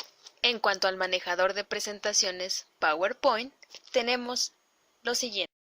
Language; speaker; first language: Spanish; native; Spanish